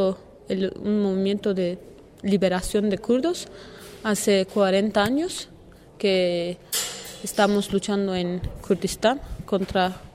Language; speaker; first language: Spanish; non-native, learner; Kurdish